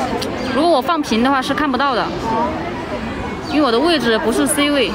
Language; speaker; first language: Chinese; native; Chinese